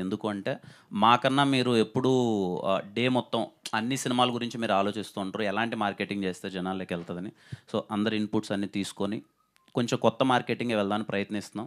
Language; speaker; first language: Telugu; native; Telugu